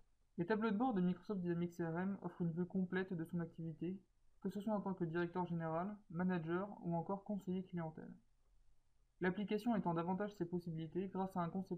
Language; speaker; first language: French; native; French